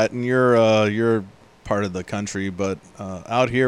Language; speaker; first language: English; native; English